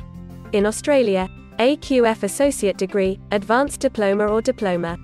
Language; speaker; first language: English; non-native, local second language; Hindi